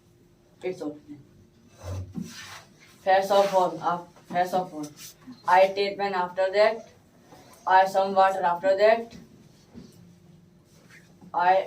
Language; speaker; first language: English; non-native, learner; Hindi